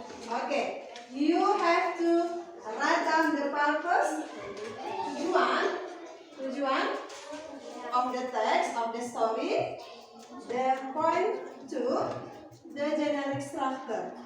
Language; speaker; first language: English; non-native, learner; Indonesian